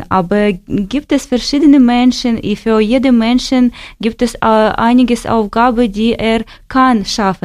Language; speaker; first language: German; non-native, learner; Ukrainian